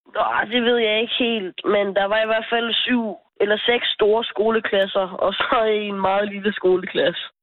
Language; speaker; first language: Danish; native; Danish